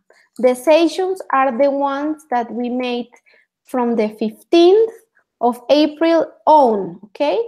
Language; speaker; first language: English; non-native, fluent; Spanish